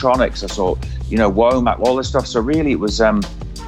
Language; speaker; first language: English; native; English